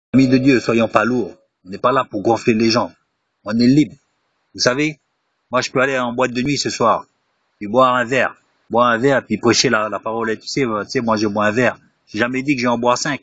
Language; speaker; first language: French; native; French